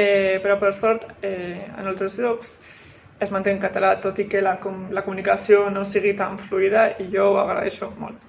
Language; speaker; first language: Catalan; non-native, local second language; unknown